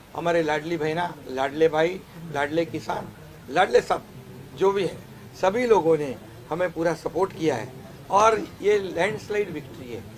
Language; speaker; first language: Hindi; non-native, local second language; Marathi